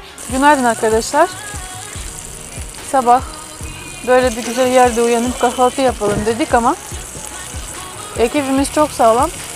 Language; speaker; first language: Turkish; non-native, fluent; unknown